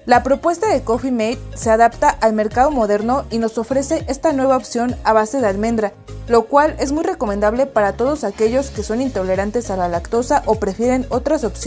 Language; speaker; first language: Spanish; native; Spanish